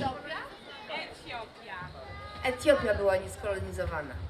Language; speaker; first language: Polish; non-native, fluent; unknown